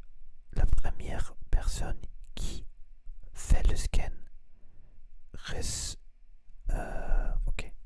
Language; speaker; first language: French; non-native, learner; Spanish